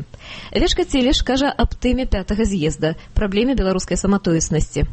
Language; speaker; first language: Belarusian; native; Belarusian